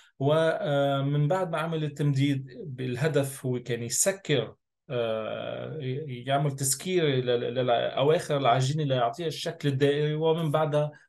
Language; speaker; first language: Arabic; native; Arabic